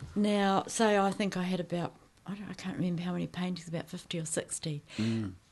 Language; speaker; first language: English; native; English